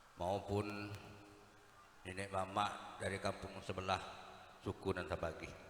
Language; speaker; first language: Malay; native; Malay